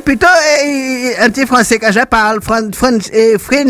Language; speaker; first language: French; native; French